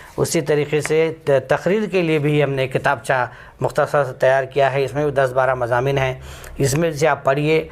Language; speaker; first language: Urdu; native; Urdu